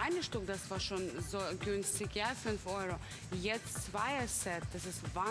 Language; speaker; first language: German; non-native, fluent; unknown